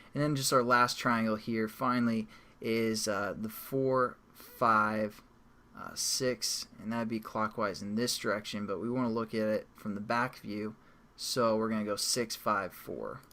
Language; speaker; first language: English; native; English